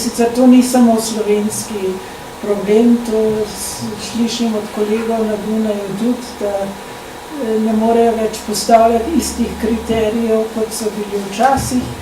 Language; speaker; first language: Slovenian; early bilingual, heritage; Slovenian